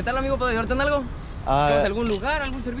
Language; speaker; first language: Spanish; native; Spanish